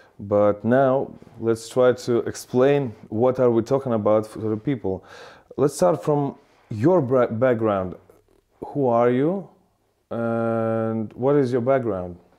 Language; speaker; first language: English; non-native, fluent; Lithuanian